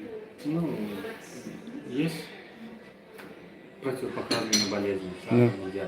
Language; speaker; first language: Russian; native; Russian